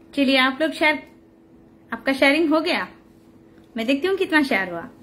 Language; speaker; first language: Hindi; non-native, local second language; Odia